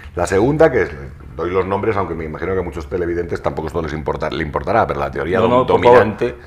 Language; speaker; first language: Spanish; native; Spanish